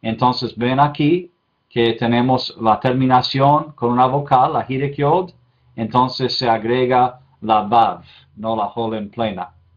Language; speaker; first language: Spanish; non-native, fluent; English